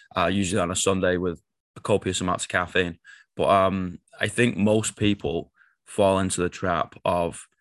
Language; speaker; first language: English; native; English